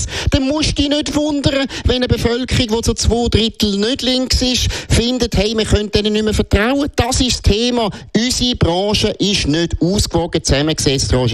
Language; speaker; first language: German; native; German